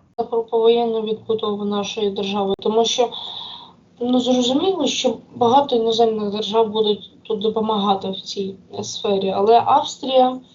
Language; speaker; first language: Ukrainian; native; Ukrainian